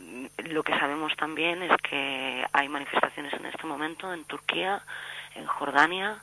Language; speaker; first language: Spanish; native; Spanish